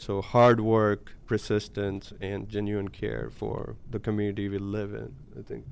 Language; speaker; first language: English; non-native, local second language; Gujarati